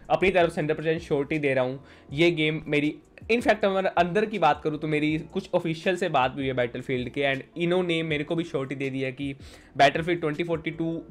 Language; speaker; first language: Hindi; native; Hindi